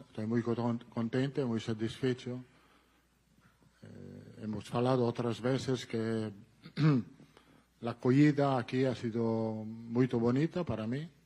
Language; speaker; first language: Spanish; non-native, fluent; Italian